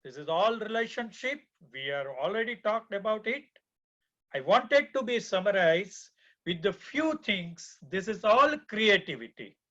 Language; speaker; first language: English; non-native, local second language; Gujarati